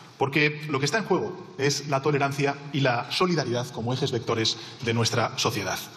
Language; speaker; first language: Spanish; native; Spanish